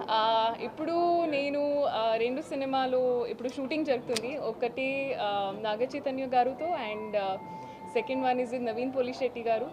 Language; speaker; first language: Telugu; non-native, local second language; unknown